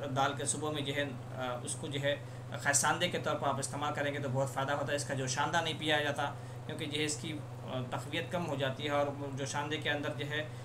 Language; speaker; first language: Urdu; native; Urdu